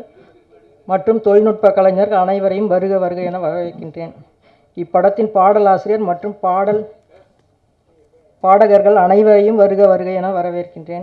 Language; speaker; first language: Tamil; native; Tamil